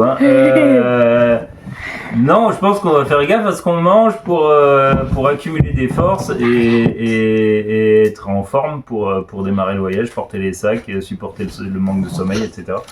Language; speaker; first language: French; native; French